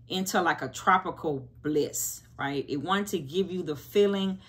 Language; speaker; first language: English; native; English